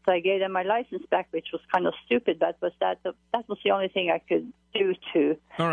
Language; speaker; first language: English; non-native, fluent; Norwegian